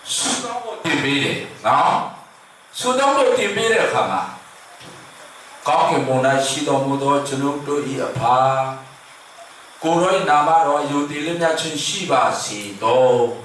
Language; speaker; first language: Burmese; non-native, local second language; Hakha Chin